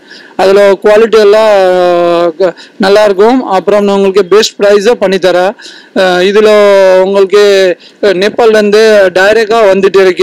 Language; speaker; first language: Tamil; non-native, fluent; Bangla